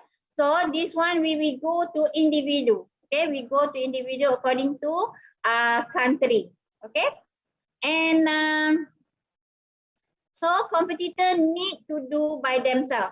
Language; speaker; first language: English; non-native, local second language; Malay